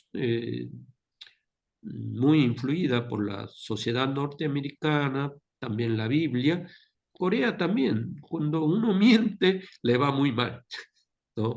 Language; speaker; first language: Spanish; non-native, fluent; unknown